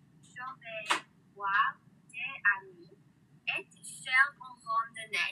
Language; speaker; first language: French; non-native, learner; English